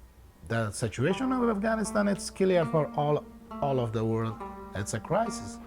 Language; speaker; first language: English; non-native, learner; Persian